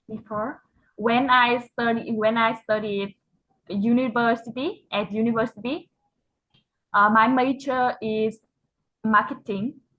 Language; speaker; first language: English; non-native, learner; Vietnamese